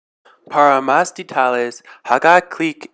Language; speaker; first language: Spanish; non-native, learner; English